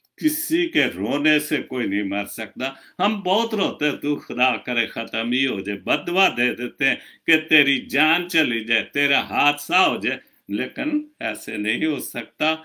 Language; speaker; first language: Urdu; non-native, local second language; Punjabi